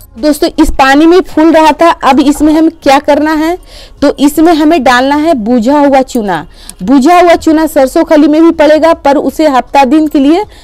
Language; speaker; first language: Hindi; native; Hindi